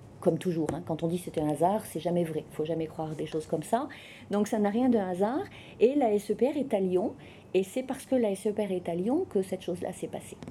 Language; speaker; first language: French; native; French